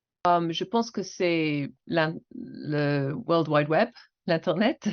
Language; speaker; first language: French; non-native, fluent; English